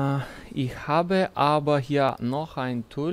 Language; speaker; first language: German; non-native, fluent; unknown